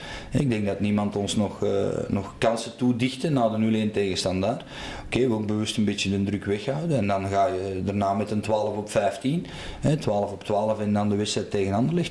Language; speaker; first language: Dutch; native; Dutch